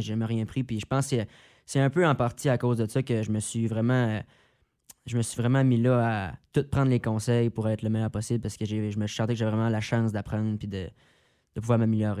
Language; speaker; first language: French; native; French